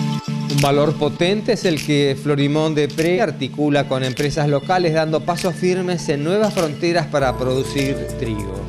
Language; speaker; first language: Spanish; native; Spanish